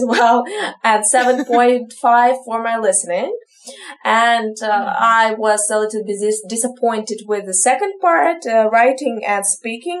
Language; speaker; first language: English; non-native, fluent; Ukrainian